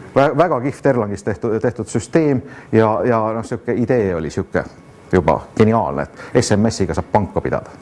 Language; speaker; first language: Estonian; native; Estonian